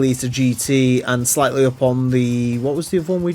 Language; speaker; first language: English; native; English